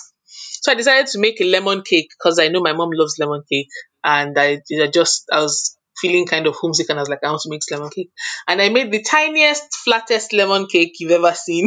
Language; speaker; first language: English; non-native, local second language; Yoruba